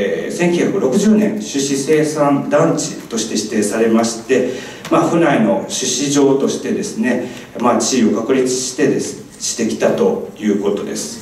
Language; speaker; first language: Japanese; native; Japanese